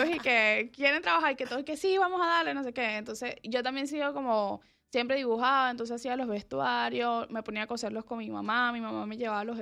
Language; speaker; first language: Spanish; native; Spanish